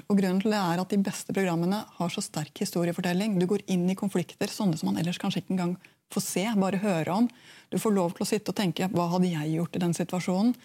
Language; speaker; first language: Norwegian; native; Norwegian